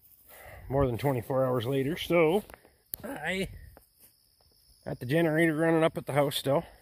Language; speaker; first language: English; native; English